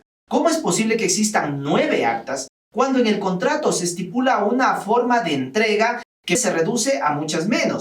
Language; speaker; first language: Spanish; native; Spanish